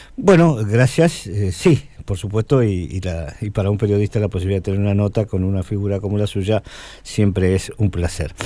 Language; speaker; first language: Spanish; native; Spanish